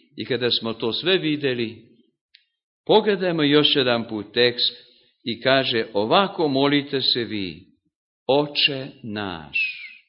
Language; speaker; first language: Serbian; non-native, local second language; Hungarian